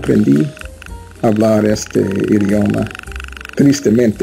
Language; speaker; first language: Spanish; non-native, learner; English